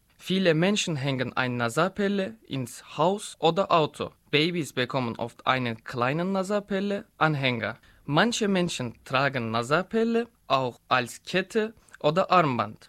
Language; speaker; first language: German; non-native, learner; Turkish